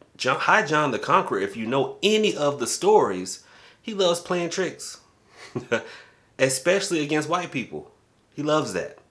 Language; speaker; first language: English; native; English